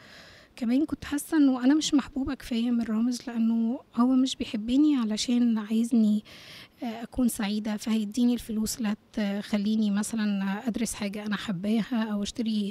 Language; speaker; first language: Arabic; native; Arabic